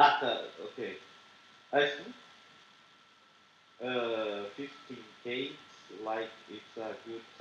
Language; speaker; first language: English; non-native, learner; Portuguese